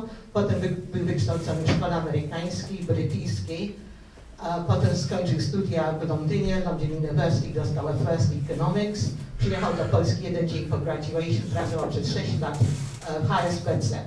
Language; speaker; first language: Polish; early bilingual, heritage; Polish